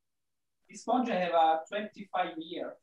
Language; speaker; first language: English; non-native, learner; Italian